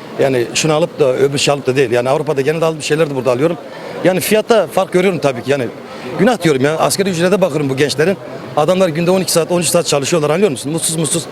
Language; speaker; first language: Turkish; native; Turkish